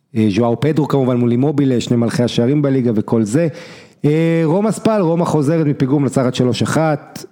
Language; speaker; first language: Hebrew; native; Hebrew